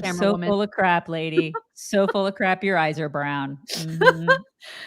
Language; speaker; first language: English; native; English